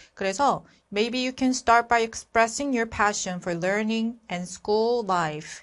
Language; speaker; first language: English; non-native, fluent; Korean